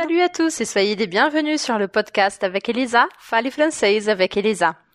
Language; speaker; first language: French; non-native, fluent; Portuguese